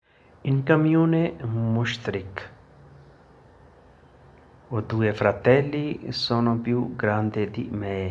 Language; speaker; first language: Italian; non-native, learner; Urdu